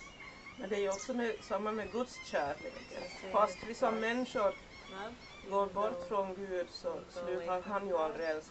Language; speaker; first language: Swedish; native; Swedish